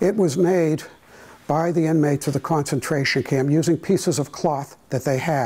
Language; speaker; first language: English; native; English